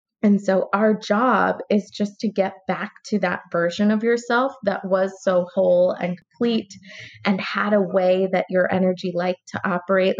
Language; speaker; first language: English; native; English